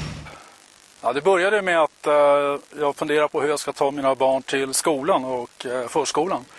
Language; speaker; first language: Swedish; native; Swedish